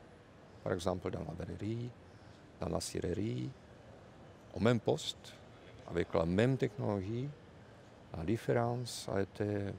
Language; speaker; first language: French; non-native, fluent; Czech